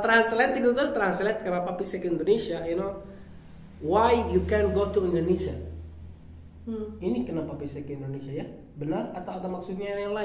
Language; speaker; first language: Indonesian; non-native, learner; Arabic